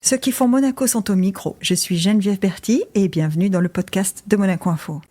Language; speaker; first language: French; native; French